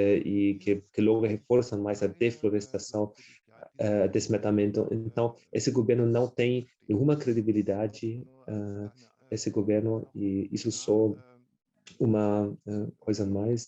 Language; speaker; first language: Portuguese; non-native, fluent; German